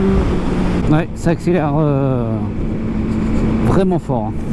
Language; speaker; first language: French; native; French